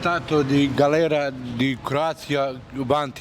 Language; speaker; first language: Italian; non-native, learner; Croatian